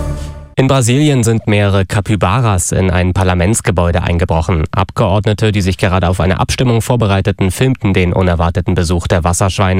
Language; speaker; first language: German; native; German